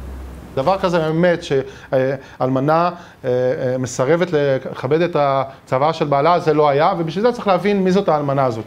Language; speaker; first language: Hebrew; native; Hebrew